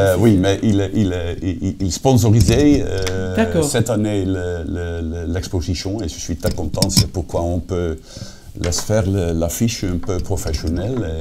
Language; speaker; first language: French; non-native, fluent; Dutch